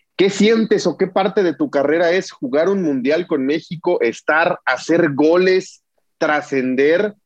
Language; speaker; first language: Spanish; native; Spanish